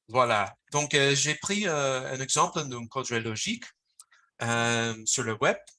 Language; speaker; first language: French; non-native, fluent; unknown